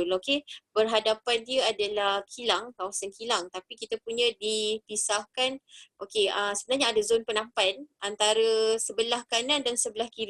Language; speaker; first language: Malay; native; Malay